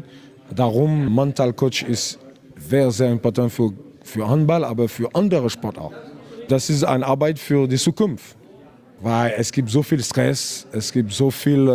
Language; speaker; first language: German; non-native, learner; French